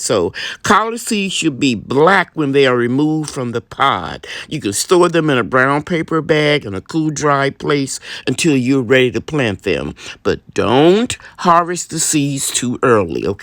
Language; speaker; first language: English; native; English